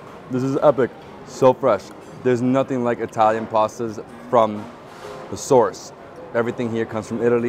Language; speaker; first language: English; early bilingual, other home language; Italian